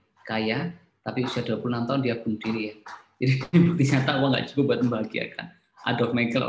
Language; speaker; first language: Indonesian; native; Indonesian